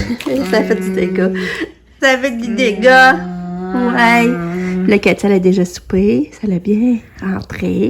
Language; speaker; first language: French; native; French